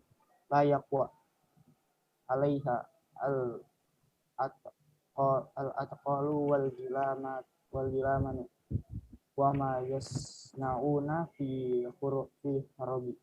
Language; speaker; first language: Arabic; non-native, learner; Indonesian